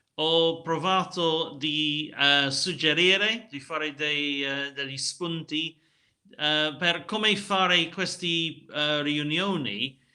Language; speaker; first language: Italian; non-native, learner; English